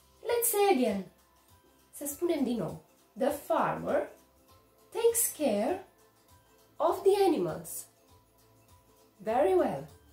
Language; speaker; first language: English; non-native, fluent; Romanian